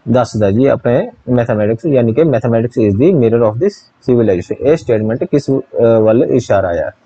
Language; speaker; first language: Hindi; non-native, local second language; Punjabi